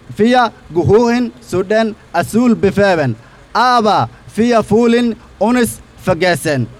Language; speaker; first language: German; non-native, learner; Somali